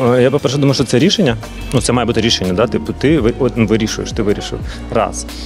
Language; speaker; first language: Ukrainian; non-native, local second language; Russian